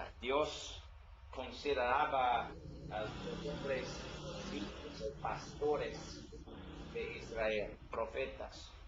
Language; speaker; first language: Spanish; non-native, learner; English